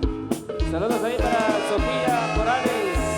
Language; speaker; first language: Spanish; native; Spanish